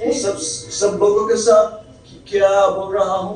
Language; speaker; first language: Hindi; non-native, learner; Bangla